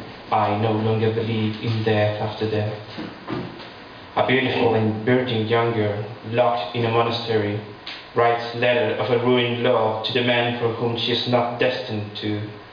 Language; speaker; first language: English; non-native, fluent; Spanish